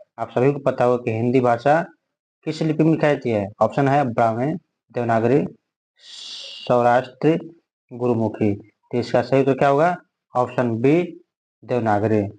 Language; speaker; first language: Hindi; native; Hindi